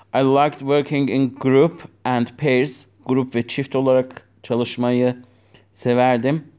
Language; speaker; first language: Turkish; non-native, fluent; Azerbaijani